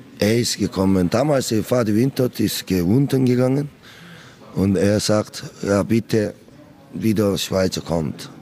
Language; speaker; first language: German; non-native, learner; Korean